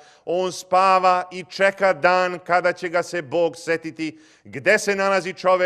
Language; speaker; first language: Croatian; native; Croatian